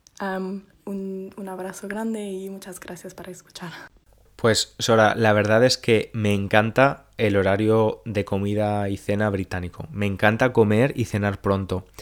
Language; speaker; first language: Spanish; native; Spanish